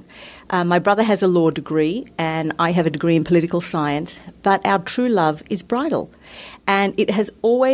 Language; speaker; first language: English; native; English